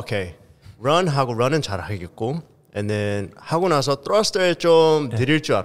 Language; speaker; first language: Korean; early bilingual, heritage; Korean